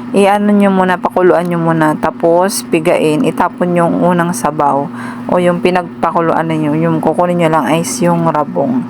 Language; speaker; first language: Filipino; non-native, local second language; Iloko